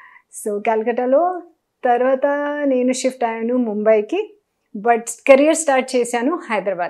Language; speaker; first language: Telugu; non-native, learner; Hindi